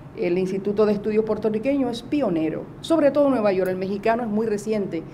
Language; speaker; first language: Spanish; native; Spanish